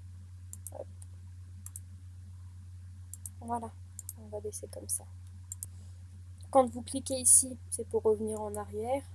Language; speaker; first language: French; native; French